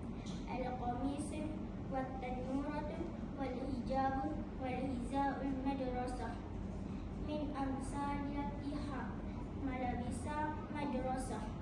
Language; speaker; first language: Arabic; non-native, learner; Malay